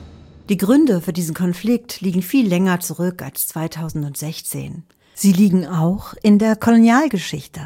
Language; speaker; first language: German; native; German